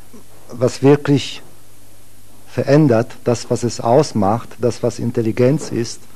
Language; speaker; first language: German; non-native, fluent; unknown